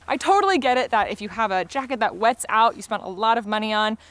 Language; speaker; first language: English; native; English